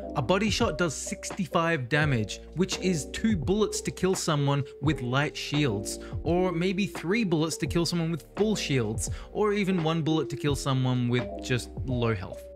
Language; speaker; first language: English; native; English